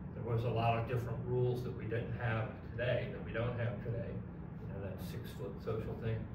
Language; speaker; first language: English; native; English